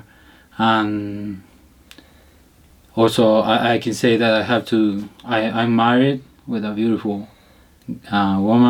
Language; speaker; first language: English; non-native, learner; Spanish